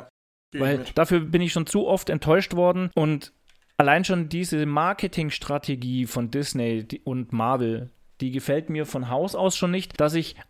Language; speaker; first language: German; native; German